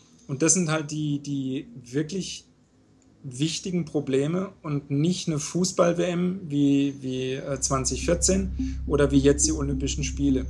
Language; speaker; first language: German; native; German